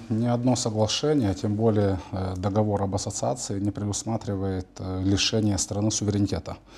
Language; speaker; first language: Russian; non-native, local second language; Romanian